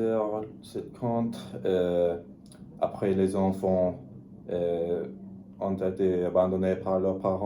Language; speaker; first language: French; non-native, learner; English